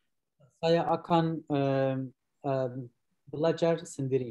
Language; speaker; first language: Indonesian; non-native, learner; Turkish